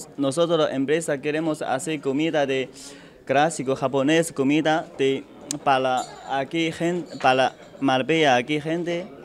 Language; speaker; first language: Spanish; non-native, learner; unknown